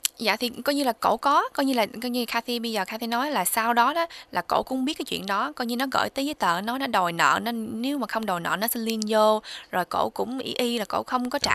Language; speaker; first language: Vietnamese; early bilingual, heritage; Vietnamese